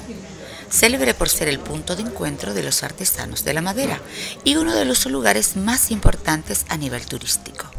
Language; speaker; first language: Spanish; native; Spanish